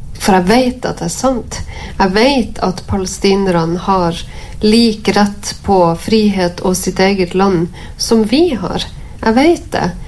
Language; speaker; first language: Norwegian; native; Norwegian